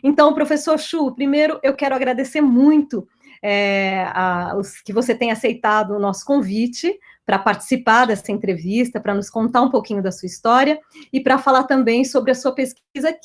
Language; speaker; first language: Portuguese; native; Portuguese